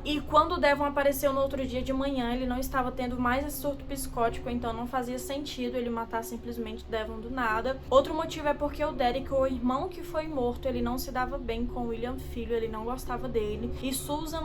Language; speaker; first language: Portuguese; native; Portuguese